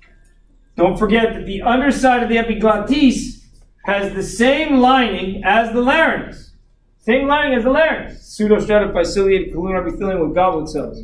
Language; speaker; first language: English; native; English